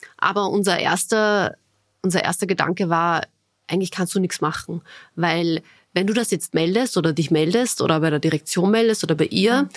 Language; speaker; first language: German; early bilingual, other home language; Bosnian